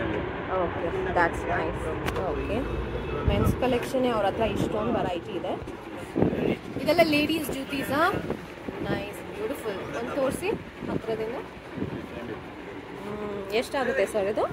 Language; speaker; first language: Kannada; native; Kannada